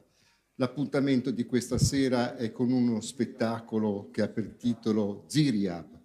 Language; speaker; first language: Italian; native; Italian